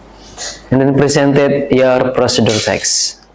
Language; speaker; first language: English; non-native, learner; Indonesian